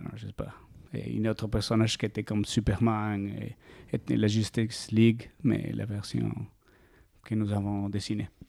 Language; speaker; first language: French; non-native, learner; Spanish